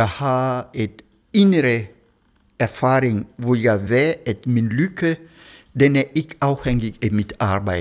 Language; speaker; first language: Danish; non-native, fluent; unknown